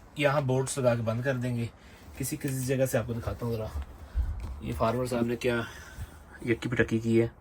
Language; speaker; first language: Urdu; non-native, local second language; Punjabi